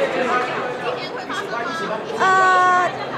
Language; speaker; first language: Chinese; non-native, local second language; Cantonese